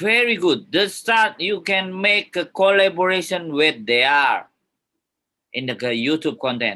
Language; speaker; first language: English; non-native, learner; Indonesian